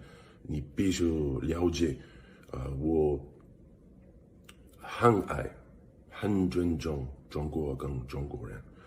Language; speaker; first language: Chinese; non-native, learner; English